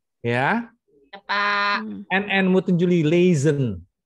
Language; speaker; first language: Dutch; non-native, fluent; Indonesian